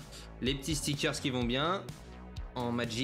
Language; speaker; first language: French; native; French